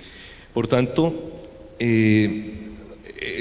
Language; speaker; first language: Spanish; native; Spanish